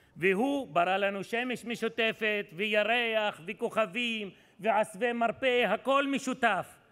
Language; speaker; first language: Hebrew; non-native, local second language; Arabic